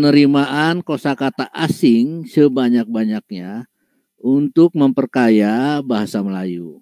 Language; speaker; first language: Indonesian; native; Indonesian